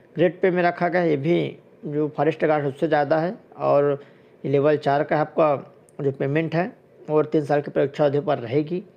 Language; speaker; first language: Hindi; native; Hindi